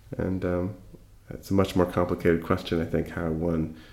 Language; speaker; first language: English; native; English